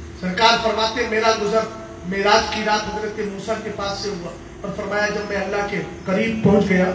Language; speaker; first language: Urdu; native; Urdu